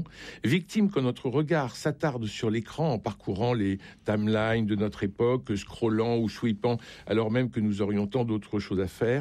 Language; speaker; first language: French; native; French